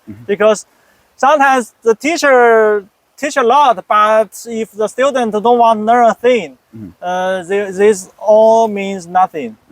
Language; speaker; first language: English; non-native, fluent; Chinese